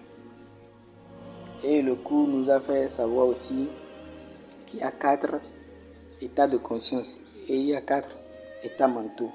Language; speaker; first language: French; non-native, local second language; Fon